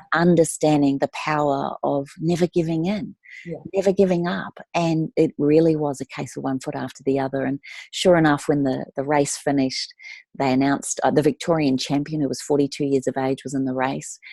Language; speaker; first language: English; native; English